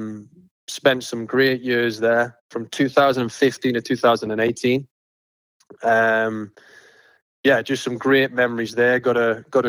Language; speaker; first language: English; native; English